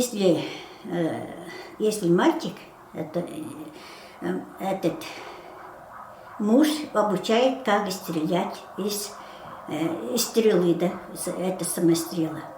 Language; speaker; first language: Russian; non-native, local second language; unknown